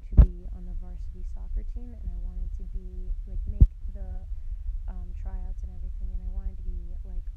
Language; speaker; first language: English; native; English